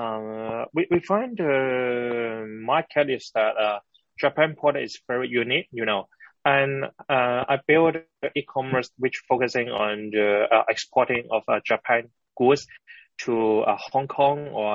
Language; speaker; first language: English; non-native, local second language; Cantonese